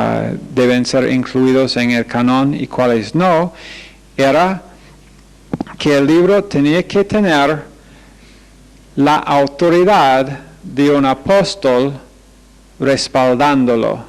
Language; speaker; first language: Spanish; non-native, fluent; English